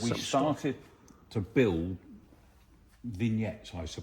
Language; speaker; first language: English; native; English